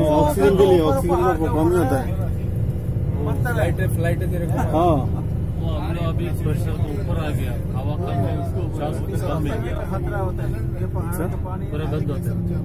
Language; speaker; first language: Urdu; non-native, learner; Bangla